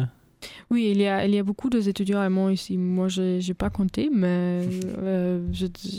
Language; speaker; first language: French; non-native, fluent; German